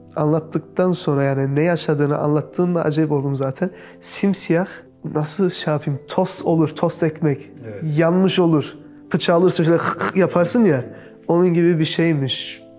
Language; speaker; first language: Turkish; early bilingual, heritage; Turkish